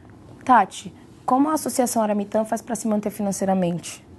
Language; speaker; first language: Portuguese; native; Portuguese